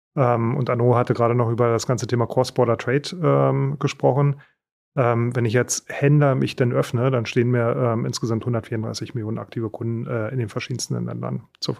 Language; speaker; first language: German; native; German